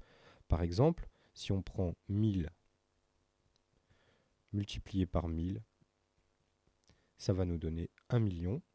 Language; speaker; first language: French; native; French